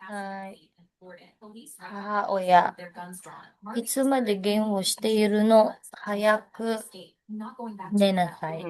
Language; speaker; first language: Japanese; non-native, learner; Filipino